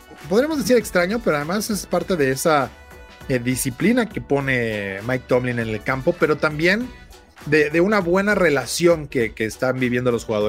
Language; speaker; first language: Spanish; native; Spanish